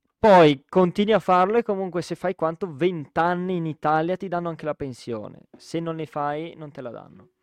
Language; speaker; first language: Italian; native; Italian